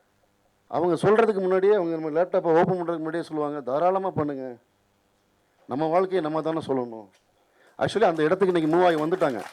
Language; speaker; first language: Tamil; native; Tamil